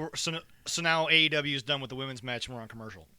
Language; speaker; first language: English; native; English